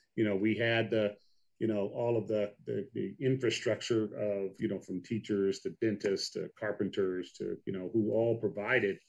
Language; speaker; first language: English; native; English